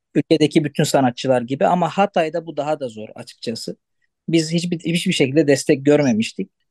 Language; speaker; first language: Turkish; non-native, local second language; Arabic